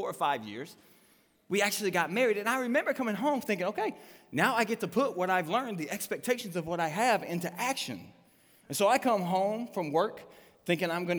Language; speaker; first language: English; native; English